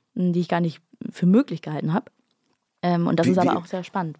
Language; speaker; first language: German; native; German